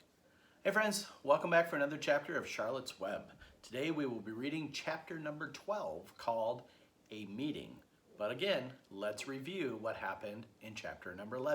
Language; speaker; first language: English; native; English